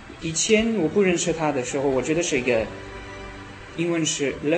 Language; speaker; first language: Chinese; non-native, learner; French